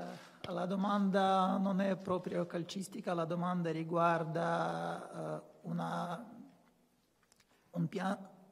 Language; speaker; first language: Italian; non-native, fluent; Russian